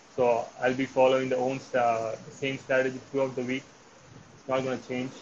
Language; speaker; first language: English; non-native, local second language; Tamil